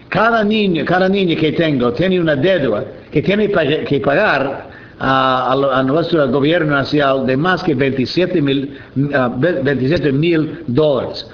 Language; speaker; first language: Spanish; non-native, fluent; English